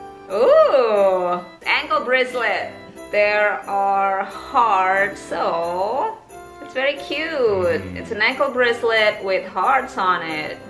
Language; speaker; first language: English; non-native, fluent; Indonesian